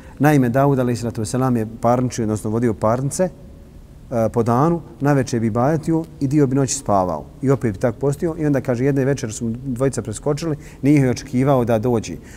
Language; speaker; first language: Bosnian; native; Bosnian